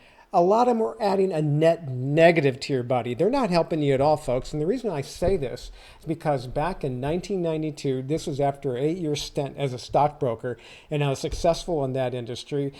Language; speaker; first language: English; native; English